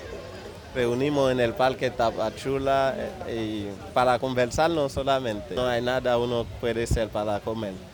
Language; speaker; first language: Spanish; non-native, learner; Haitian Creole